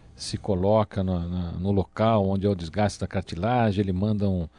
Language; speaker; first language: Portuguese; native; Portuguese